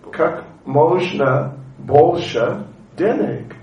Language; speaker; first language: Russian; non-native, learner; English